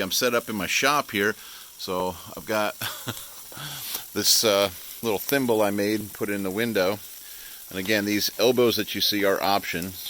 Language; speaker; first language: English; native; English